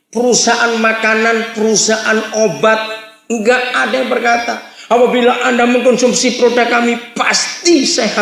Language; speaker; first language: Indonesian; native; Indonesian